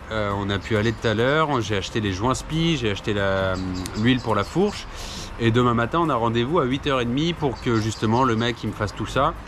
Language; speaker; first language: French; native; French